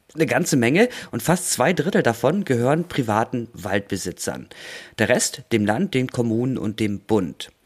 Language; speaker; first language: German; native; German